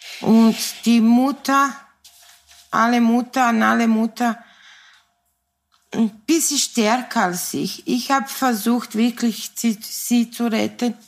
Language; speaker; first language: German; non-native, fluent; Serbian